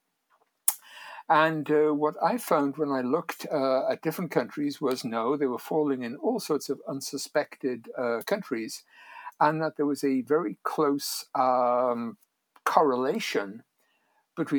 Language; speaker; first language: English; native; English